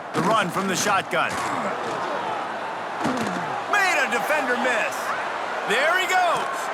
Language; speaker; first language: English; native; English